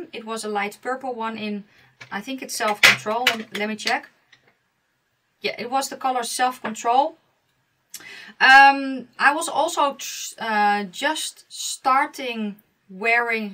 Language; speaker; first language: English; non-native, fluent; Dutch